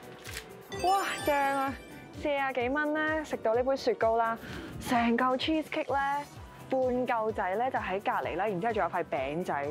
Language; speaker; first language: Cantonese; native; Cantonese